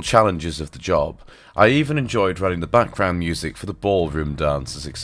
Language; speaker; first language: English; native; English